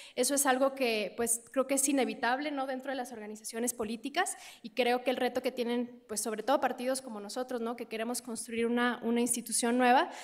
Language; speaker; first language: Spanish; native; Spanish